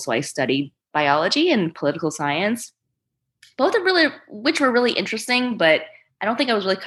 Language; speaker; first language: English; early bilingual, other home language; Chinese